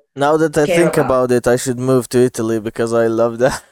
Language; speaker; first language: English; non-native, fluent; Bosnian